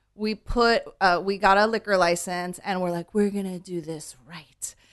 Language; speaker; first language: English; native; English